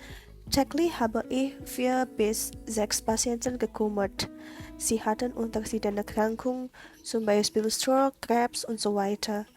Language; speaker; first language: German; non-native, learner; Indonesian